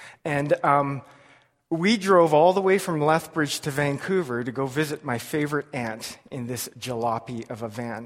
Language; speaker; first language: English; native; English